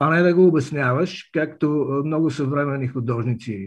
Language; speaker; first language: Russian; non-native, learner; Bulgarian